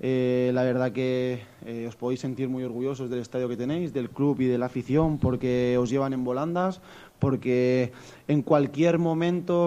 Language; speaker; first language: Spanish; non-native, local second language; Catalan